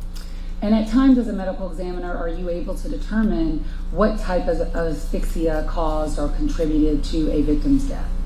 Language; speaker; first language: English; native; English